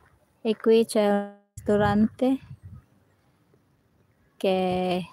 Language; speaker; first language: Italian; non-native, learner; Filipino